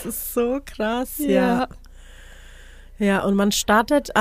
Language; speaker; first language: German; native; German